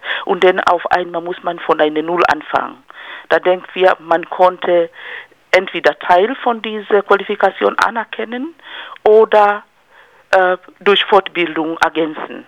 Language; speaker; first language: German; non-native, fluent; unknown